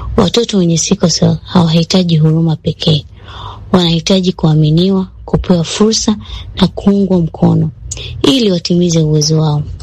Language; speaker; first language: Swahili; native; Swahili